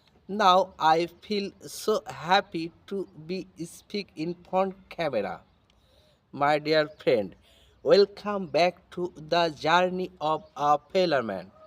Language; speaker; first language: English; non-native, learner; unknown